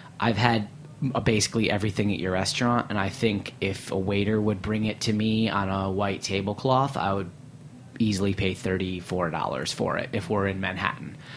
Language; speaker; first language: English; native; English